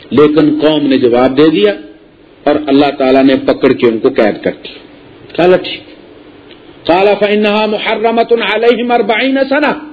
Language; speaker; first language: Urdu; non-native, local second language; Punjabi